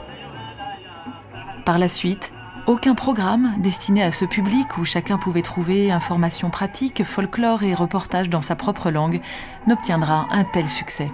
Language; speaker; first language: French; native; French